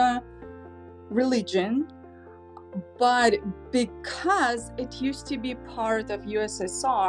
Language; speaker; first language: English; non-native, fluent; Uzbek